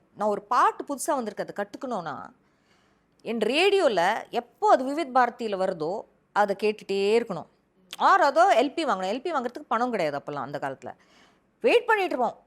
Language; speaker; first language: Tamil; early bilingual, heritage; Tamil